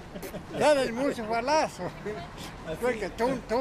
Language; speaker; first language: Spanish; native; Spanish